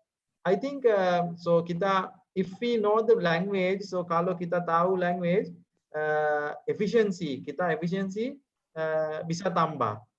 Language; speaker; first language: English; non-native, fluent; Sinhala